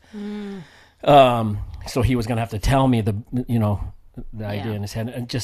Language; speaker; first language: English; native; English